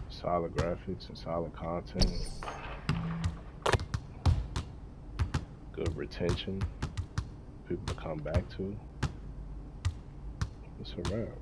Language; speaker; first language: English; native; English